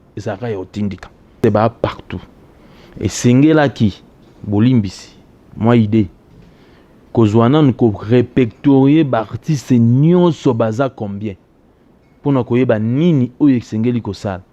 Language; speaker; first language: Lingala; native; Lingala